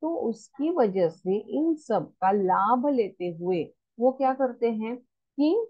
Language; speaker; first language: Hindi; non-native, local second language; Marathi